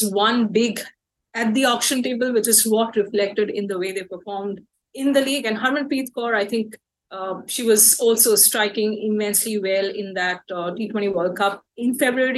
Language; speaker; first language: English; non-native, local second language; Bangla